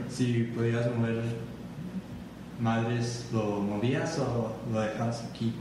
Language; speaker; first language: Spanish; early bilingual, heritage; Spanish